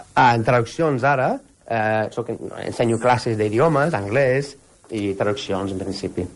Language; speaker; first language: Catalan; non-native, fluent; English